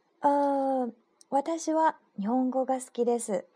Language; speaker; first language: Japanese; non-native, fluent; Chinese